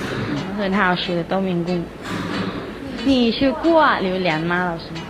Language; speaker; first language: Chinese; non-native, learner; Thai